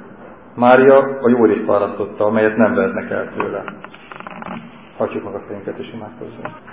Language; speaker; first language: Hungarian; native; Hungarian